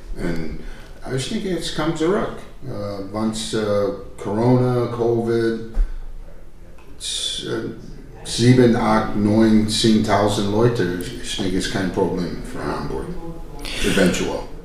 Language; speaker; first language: German; non-native, learner; English